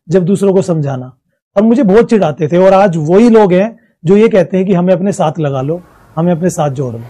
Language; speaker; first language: Hindi; native; Hindi